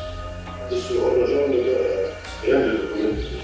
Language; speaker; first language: Italian; non-native, learner; Arabic